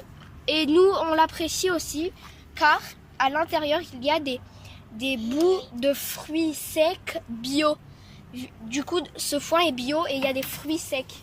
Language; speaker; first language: French; native; French